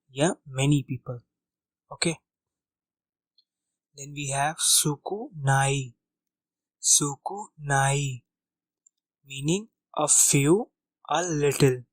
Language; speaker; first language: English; non-native, local second language; Hindi